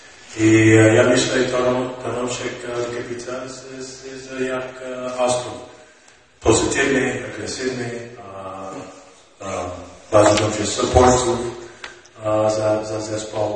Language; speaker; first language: Polish; non-native, learner; English